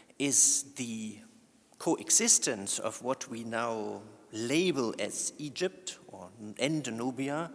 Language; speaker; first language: English; non-native, fluent; German